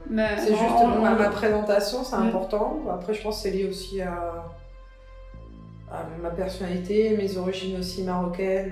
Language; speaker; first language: French; early bilingual, other home language; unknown